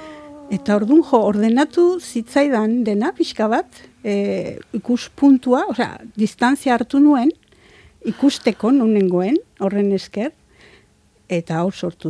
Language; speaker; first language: Basque; non-native, local second language; Spanish